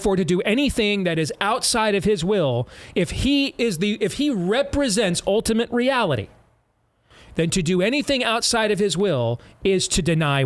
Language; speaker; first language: English; native; English